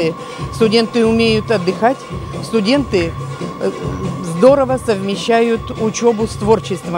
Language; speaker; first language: Russian; native; Russian